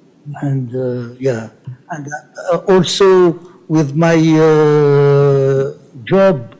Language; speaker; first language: English; non-native, learner; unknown